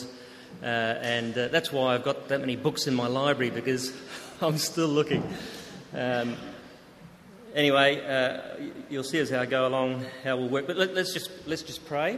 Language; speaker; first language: English; native; English